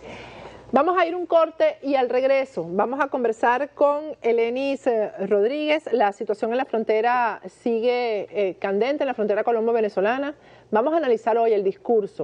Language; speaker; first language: Spanish; native; Spanish